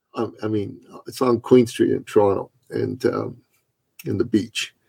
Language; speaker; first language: English; early bilingual, other home language; Persian